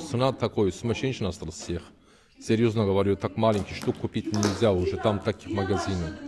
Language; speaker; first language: Russian; non-native, learner; Turkish